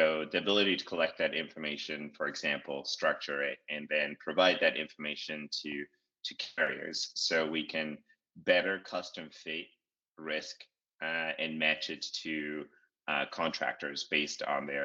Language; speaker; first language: English; non-native, local second language; Shona